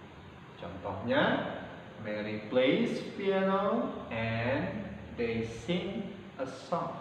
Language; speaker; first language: English; non-native, fluent; Indonesian